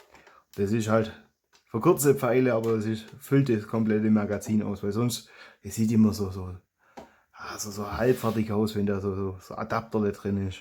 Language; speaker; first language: German; native; German